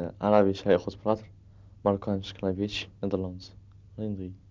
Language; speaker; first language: Dutch; non-native, learner; Arabic